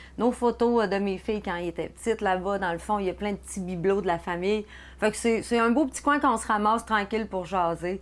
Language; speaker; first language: French; native; French